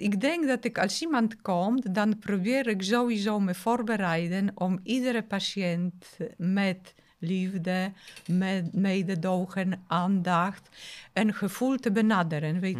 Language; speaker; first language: Dutch; non-native, fluent; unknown